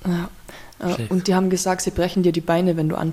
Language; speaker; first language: German; native; German